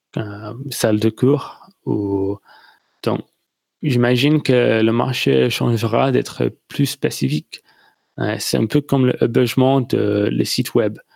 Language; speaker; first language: French; non-native, learner; English